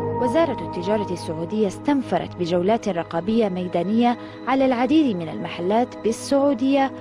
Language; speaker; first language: Arabic; native; Arabic